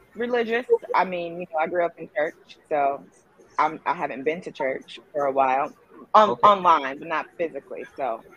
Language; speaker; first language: English; native; English